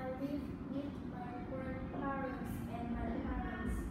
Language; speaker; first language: English; non-native, learner; Vietnamese